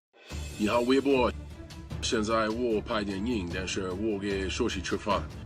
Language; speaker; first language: Chinese; non-native, learner; English